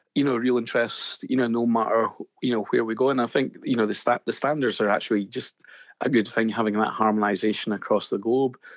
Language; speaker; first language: English; native; English